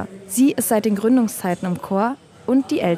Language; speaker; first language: German; native; German